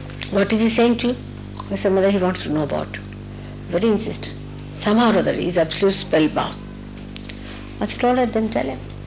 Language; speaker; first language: English; non-native, local second language; Marathi